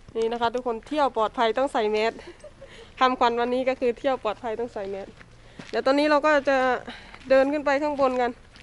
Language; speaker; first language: Thai; native; Thai